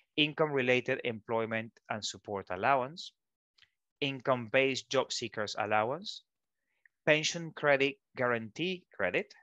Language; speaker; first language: Spanish; native; Spanish